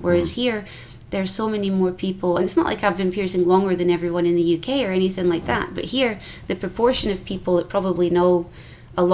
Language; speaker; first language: English; native; English